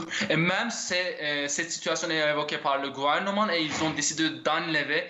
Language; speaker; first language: French; non-native, fluent; Turkish